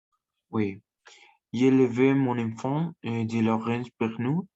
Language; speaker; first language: French; non-native, learner; Spanish